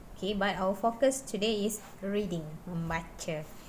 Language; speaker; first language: English; non-native, local second language; Malay